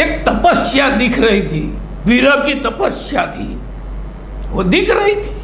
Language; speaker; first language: Hindi; non-native, local second language; Gujarati